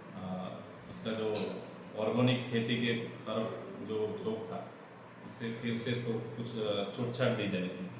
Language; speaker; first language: Hindi; non-native, local second language; Gujarati